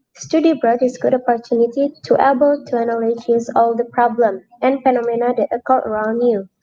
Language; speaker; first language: English; non-native, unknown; Indonesian